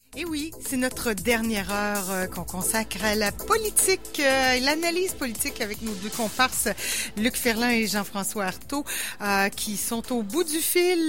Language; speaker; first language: French; native; French